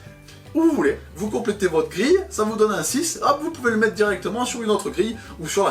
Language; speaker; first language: French; native; French